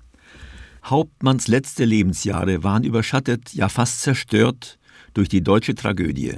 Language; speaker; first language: German; native; German